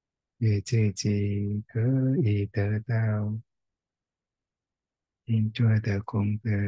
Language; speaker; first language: Chinese; non-native, fluent; Thai